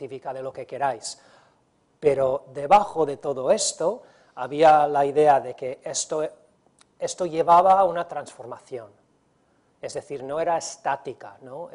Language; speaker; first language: Spanish; non-native, fluent; English